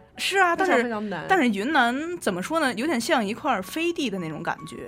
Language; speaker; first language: Chinese; native; Chinese